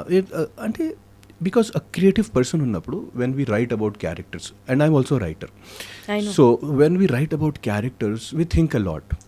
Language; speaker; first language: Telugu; non-native, fluent; Hindi